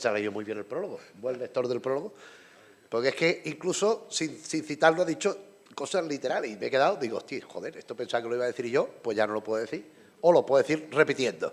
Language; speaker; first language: Spanish; native; Spanish